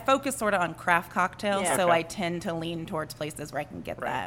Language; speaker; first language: English; native; English